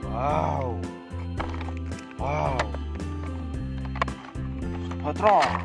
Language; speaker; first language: English; non-native, learner; Khmer